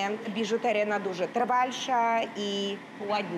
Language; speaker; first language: Polish; non-native, learner; Russian